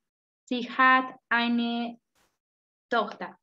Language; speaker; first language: German; non-native, learner; Spanish